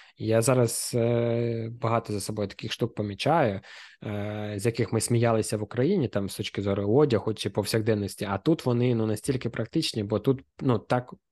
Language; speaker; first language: Ukrainian; non-native, local second language; Russian